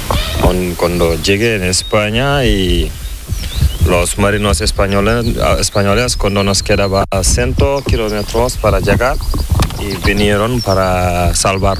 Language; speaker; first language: Spanish; non-native, learner; Fula